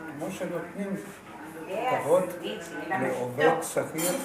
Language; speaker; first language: Hebrew; non-native, fluent; Hungarian